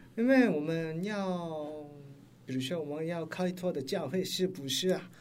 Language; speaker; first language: Chinese; non-native, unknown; Korean